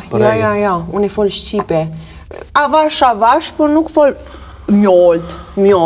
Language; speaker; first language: Albanian; early bilingual, heritage; Albanian